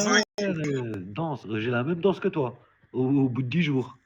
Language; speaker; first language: French; native; French